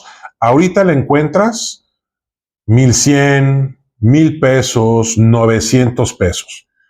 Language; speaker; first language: Spanish; native; Spanish